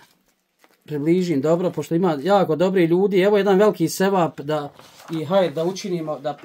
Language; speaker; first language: Bosnian; native; Bosnian